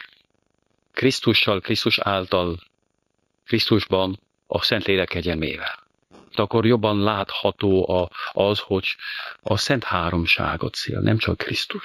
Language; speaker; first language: Hungarian; non-native, fluent; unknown